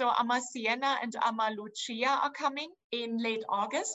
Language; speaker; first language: English; non-native, fluent; German